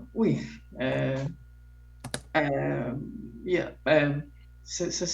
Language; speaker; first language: French; non-native, fluent; Polish